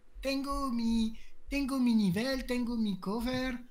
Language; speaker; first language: Spanish; non-native, learner; French